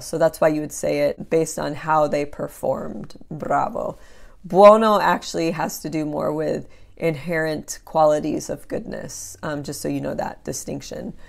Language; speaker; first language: English; native; English